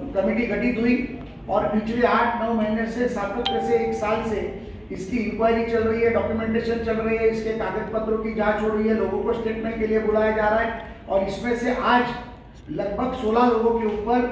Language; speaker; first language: Hindi; non-native, local second language; Marathi